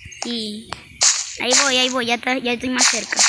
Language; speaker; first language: Spanish; native; Spanish